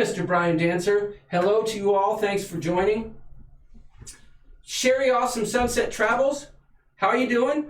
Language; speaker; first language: English; native; English